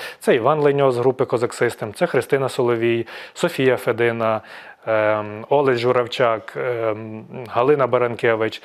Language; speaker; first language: Ukrainian; native; Ukrainian